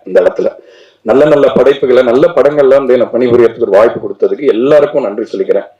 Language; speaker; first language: Tamil; native; Tamil